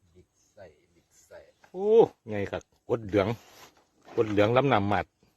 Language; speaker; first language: Thai; native; Thai